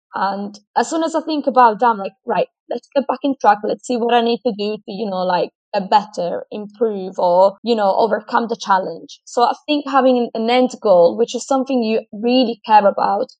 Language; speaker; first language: English; non-native, fluent; Italian